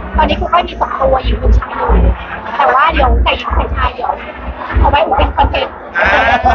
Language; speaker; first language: Thai; native; Thai